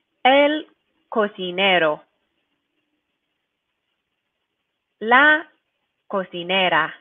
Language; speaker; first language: Spanish; non-native, fluent; English